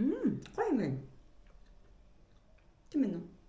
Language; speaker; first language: Mongolian; native; Mongolian